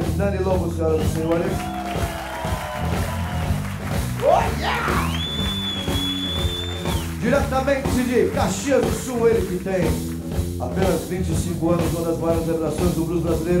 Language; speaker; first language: Portuguese; native; Portuguese